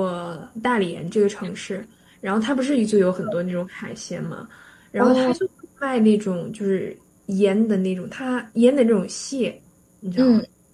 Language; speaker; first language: Chinese; native; Chinese